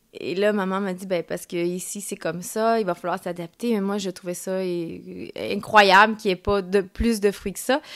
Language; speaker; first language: French; early bilingual, other home language; Spanish